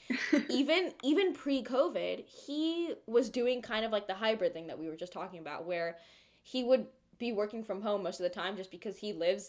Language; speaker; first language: English; early bilingual, other home language; Telugu